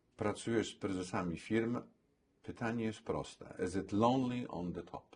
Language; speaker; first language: Polish; native; Polish